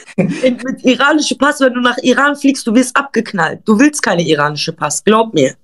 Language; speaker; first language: German; native; German